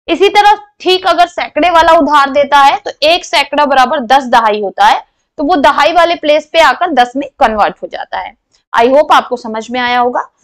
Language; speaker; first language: Hindi; native; Hindi